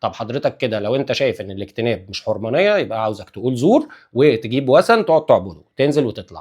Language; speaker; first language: Arabic; native; Arabic